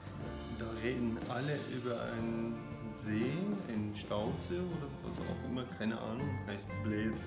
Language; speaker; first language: German; non-native, fluent; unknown